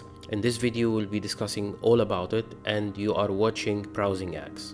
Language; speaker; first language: English; non-native, fluent; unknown